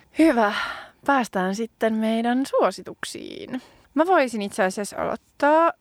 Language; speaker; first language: Finnish; non-native, local second language; Swedish